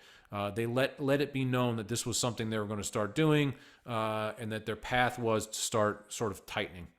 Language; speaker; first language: English; native; English